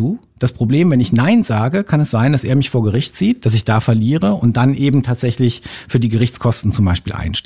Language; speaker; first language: German; native; German